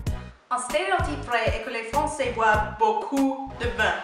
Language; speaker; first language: French; non-native, learner; English